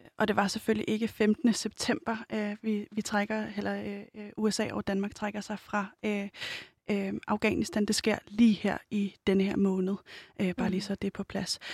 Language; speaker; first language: Danish; native; Danish